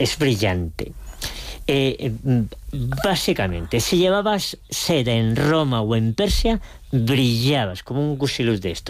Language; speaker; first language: Spanish; native; Spanish